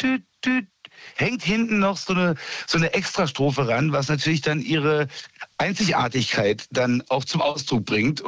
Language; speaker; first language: German; native; German